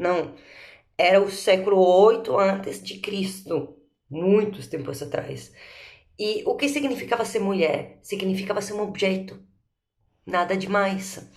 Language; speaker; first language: Portuguese; native; Portuguese